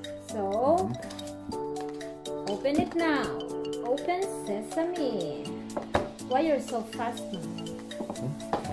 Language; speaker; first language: English; non-native, local second language; Filipino